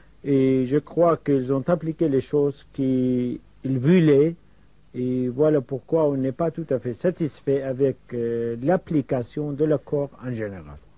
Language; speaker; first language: French; non-native, fluent; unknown